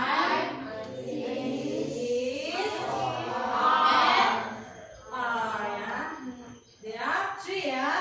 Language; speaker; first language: English; non-native, learner; Indonesian